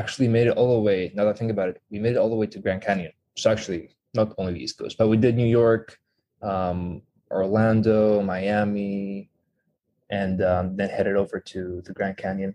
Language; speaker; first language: English; non-native, fluent; Greek